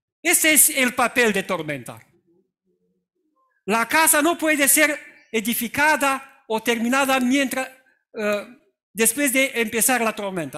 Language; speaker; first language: Spanish; non-native, fluent; Romanian